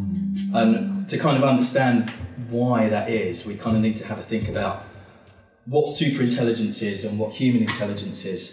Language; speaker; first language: English; native; English